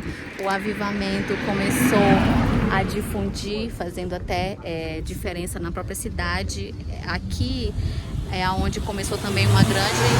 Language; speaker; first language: Portuguese; native; Portuguese